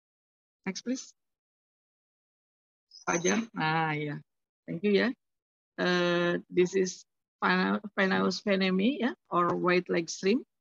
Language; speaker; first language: English; non-native, learner; Indonesian